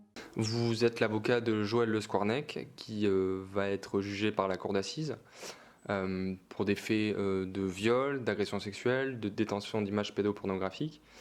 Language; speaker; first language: French; native; French